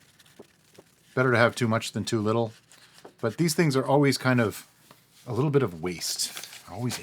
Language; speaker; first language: English; native; English